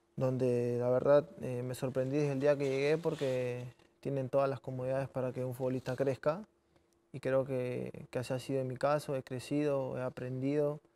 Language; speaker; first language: Spanish; native; Spanish